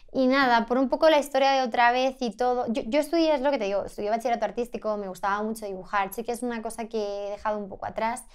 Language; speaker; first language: Spanish; native; Spanish